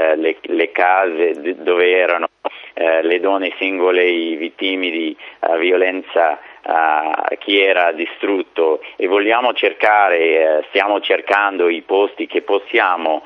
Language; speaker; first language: Italian; non-native, fluent; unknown